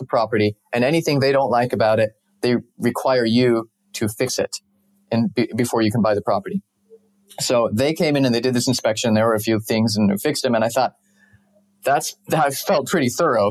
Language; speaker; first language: English; native; English